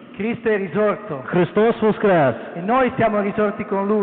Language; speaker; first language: Italian; non-native, fluent; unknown